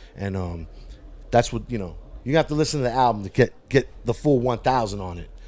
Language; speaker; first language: English; native; English